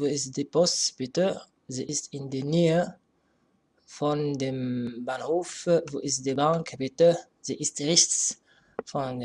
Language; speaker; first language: German; non-native, fluent; Arabic